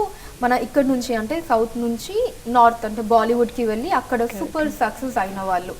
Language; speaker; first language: Telugu; native; Telugu